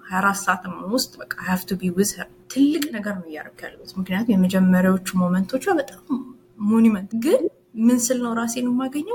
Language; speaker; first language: Amharic; native; Amharic